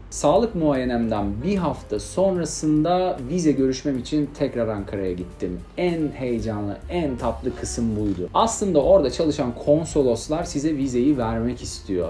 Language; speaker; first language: Turkish; native; Turkish